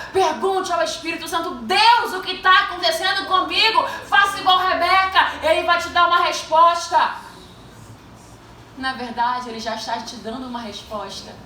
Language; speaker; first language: Portuguese; native; Portuguese